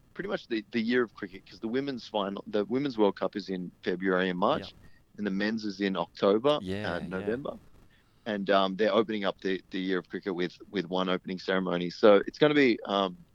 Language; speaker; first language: English; early bilingual, other home language; Hindi